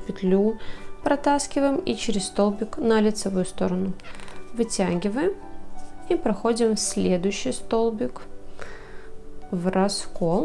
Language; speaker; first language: Russian; native; Russian